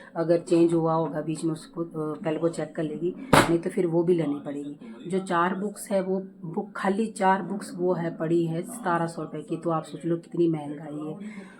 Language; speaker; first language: Hindi; native; Hindi